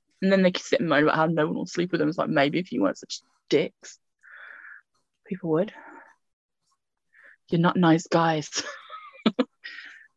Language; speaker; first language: English; native; English